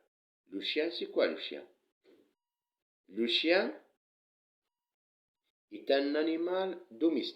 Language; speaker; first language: French; non-native, local second language; Arabic